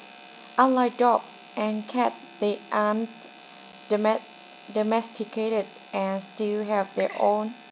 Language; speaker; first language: English; non-native, learner; Vietnamese